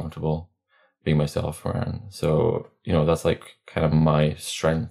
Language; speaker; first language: English; non-native, fluent; Latvian